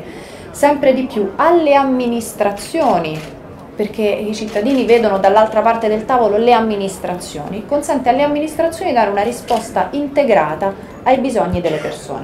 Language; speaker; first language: Italian; native; Italian